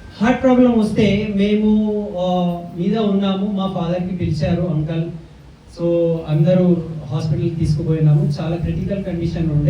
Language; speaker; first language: Telugu; non-native, local second language; Hindi